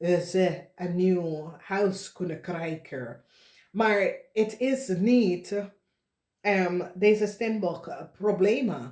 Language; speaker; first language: Dutch; non-native, fluent; English